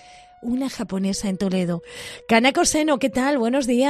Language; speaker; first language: Spanish; native; Spanish